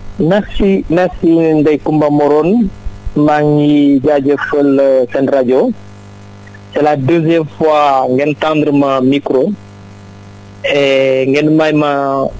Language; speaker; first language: Wolof; non-native, local second language; Jola-Fonyi